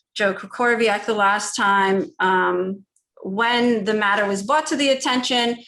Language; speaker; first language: English; early bilingual, other home language; Spanish